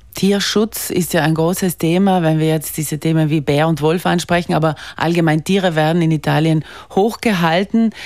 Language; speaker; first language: German; native; German